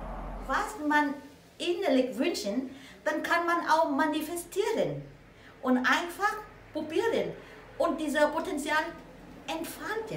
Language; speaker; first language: German; non-native, learner; Vietnamese